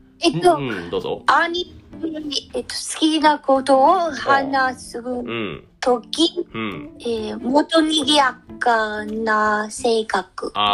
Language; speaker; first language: Japanese; non-native, learner; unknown